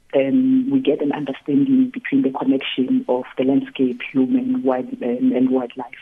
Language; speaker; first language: English; non-native, local second language; Tsonga